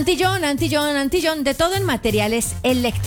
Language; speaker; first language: Spanish; native; Spanish